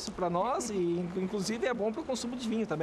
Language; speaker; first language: Portuguese; native; Portuguese